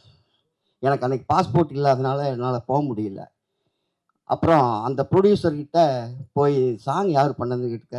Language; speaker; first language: Tamil; native; Tamil